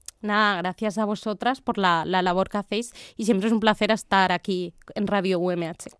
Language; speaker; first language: Spanish; native; Spanish